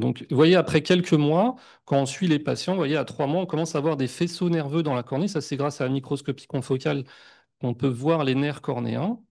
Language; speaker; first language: French; native; French